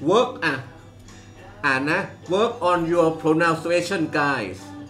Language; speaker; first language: English; non-native, learner; Thai